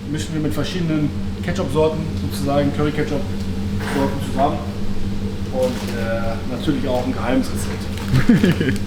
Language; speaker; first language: German; native; German